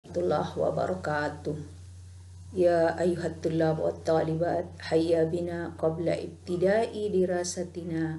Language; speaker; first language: Arabic; non-native, fluent; Indonesian